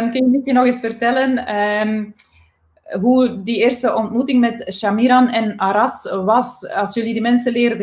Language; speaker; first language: Dutch; native; Dutch